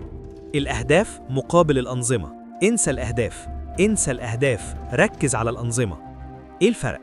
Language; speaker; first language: Arabic; native; Arabic